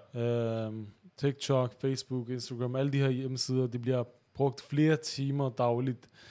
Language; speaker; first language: Danish; early bilingual, other home language; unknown